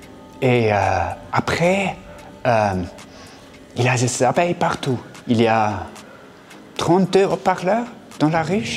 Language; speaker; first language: French; non-native, fluent; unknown